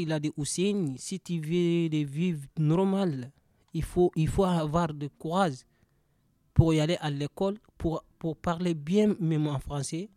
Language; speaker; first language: French; non-native, learner; Soninke